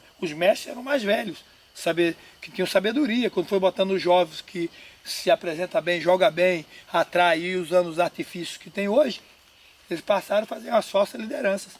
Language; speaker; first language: Portuguese; native; Portuguese